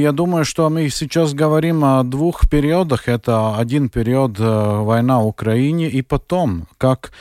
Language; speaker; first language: Russian; non-native, local second language; Latvian